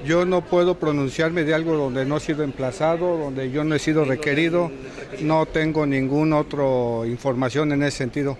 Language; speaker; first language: Spanish; native; Spanish